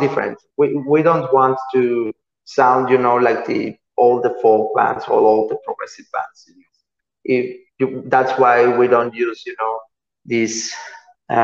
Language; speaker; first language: English; non-native, learner; Spanish